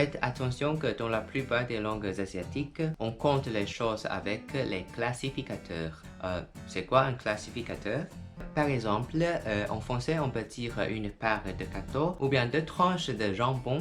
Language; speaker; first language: French; non-native, fluent; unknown